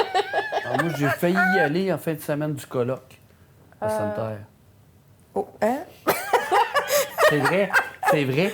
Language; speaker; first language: French; native; French